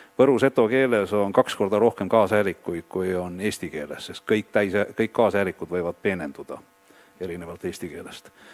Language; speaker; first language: Estonian; native; Estonian